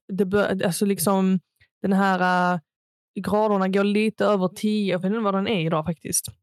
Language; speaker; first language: Swedish; native; Swedish